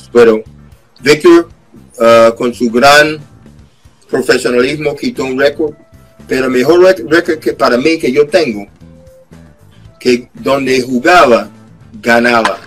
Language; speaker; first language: Spanish; non-native, fluent; English